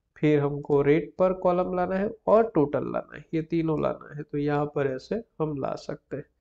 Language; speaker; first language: Hindi; non-native, local second language; Gujarati